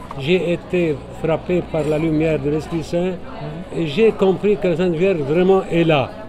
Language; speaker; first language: French; non-native, local second language; Arabic